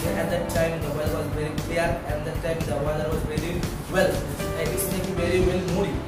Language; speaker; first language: English; non-native, learner; Bangla